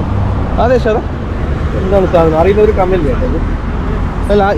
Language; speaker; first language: Arabic; non-native, learner; Malayalam